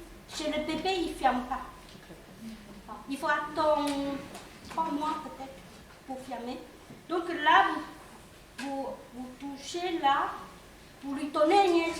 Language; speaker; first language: French; non-native, local second language; Chinese